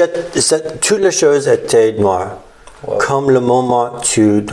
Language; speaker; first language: French; non-native, learner; English